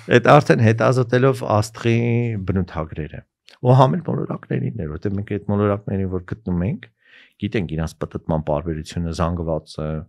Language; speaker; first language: Armenian; native; Armenian